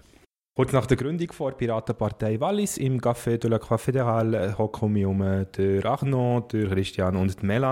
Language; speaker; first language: German; native; German